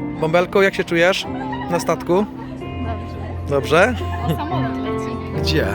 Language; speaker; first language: Polish; native; Polish